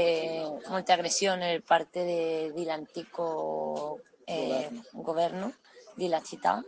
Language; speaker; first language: Italian; non-native, learner; Spanish